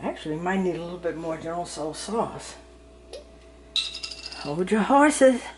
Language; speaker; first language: English; native; English